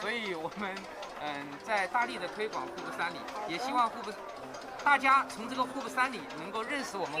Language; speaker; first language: Chinese; native; Chinese